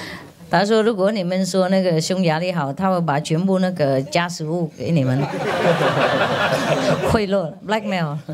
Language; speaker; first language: Chinese; non-native, fluent; Vietnamese